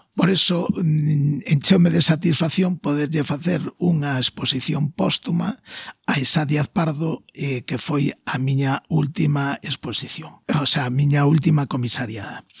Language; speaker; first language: Galician; non-native, local second language; Spanish